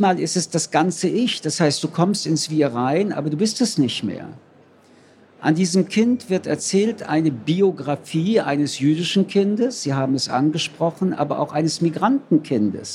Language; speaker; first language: German; early bilingual, other home language; French